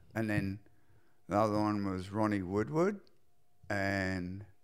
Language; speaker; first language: English; native; English